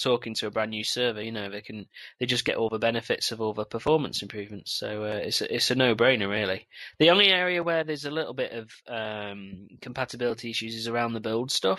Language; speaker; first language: English; native; English